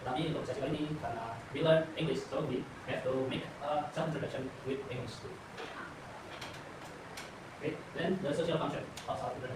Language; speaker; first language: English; non-native, learner; Indonesian